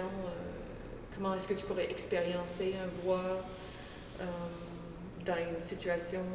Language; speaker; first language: French; non-native, local second language; English